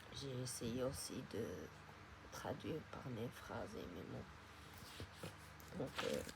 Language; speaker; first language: French; non-native, fluent; Japanese